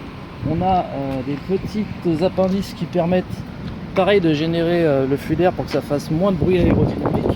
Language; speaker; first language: French; native; French